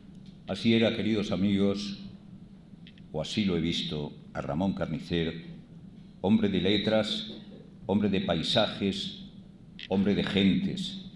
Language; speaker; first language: Spanish; native; Spanish